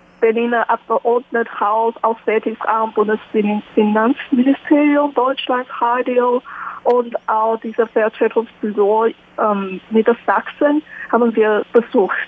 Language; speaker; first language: German; non-native, learner; Chinese